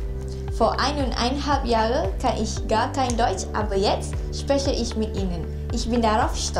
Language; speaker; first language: German; non-native, learner; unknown